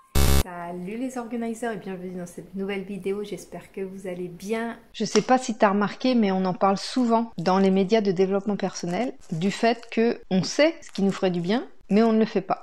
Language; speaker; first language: French; native; French